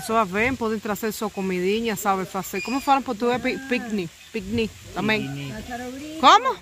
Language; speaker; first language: Portuguese; non-native, fluent; Spanish